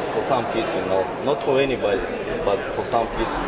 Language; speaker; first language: English; non-native, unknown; Russian